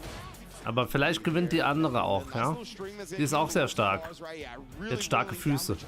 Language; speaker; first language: German; early bilingual, heritage; German